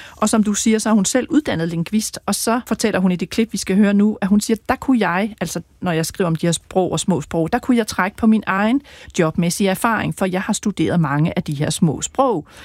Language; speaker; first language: Danish; native; Danish